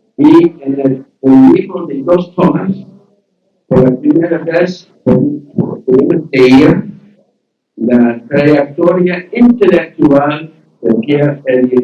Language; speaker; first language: Spanish; non-native, learner; English